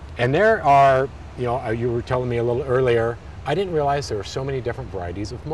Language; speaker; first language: English; native; English